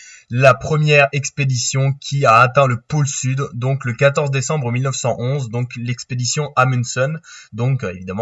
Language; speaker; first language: French; native; French